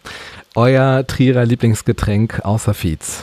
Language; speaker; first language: German; native; German